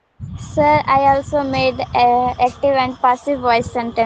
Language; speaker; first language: English; non-native, learner; Hindi